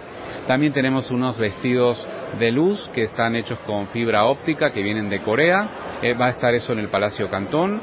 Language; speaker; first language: Spanish; native; Spanish